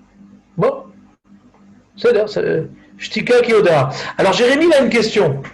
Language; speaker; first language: French; native; French